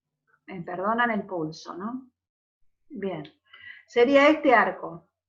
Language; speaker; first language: Spanish; native; Spanish